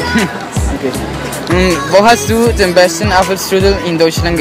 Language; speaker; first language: German; non-native, learner; Spanish